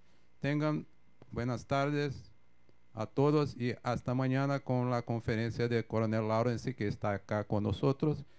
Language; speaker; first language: Spanish; non-native, fluent; Portuguese